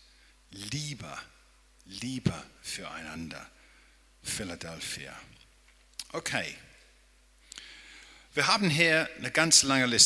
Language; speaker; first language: German; non-native, fluent; English